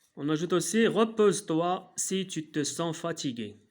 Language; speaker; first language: French; non-native, local second language; Arabic